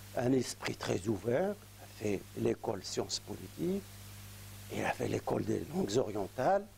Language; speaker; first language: French; non-native, local second language; Arabic